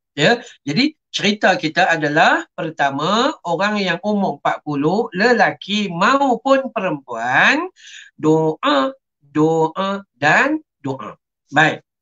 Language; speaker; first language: Malay; native; Malay